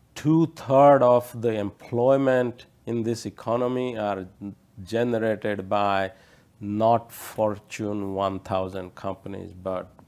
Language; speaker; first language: English; non-native, local second language; Odia